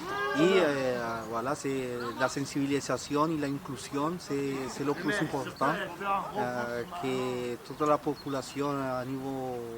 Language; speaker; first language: French; non-native, learner; Spanish